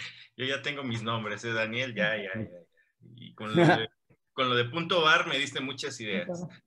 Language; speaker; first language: Spanish; native; Spanish